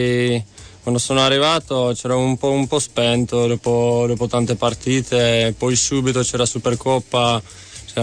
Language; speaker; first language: Italian; non-native, fluent; Czech